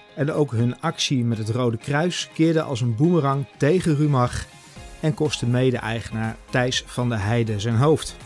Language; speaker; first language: Dutch; native; Dutch